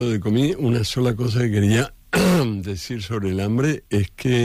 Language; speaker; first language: Spanish; native; Spanish